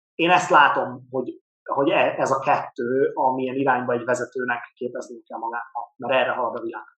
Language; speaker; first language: Hungarian; native; Hungarian